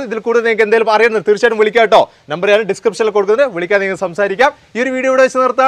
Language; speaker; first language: Malayalam; native; Malayalam